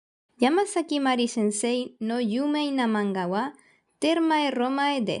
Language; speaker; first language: Japanese; non-native, learner; Galician